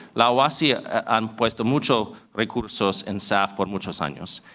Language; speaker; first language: Spanish; non-native, fluent; English